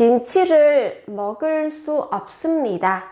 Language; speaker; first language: Korean; non-native, fluent; Vietnamese